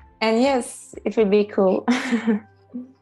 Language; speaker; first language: English; non-native, fluent; French